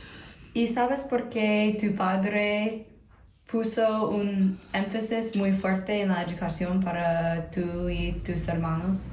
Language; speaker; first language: Spanish; non-native, fluent; English